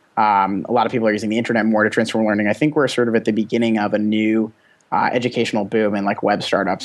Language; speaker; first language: English; native; English